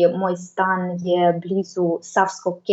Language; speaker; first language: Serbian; non-native, learner; Russian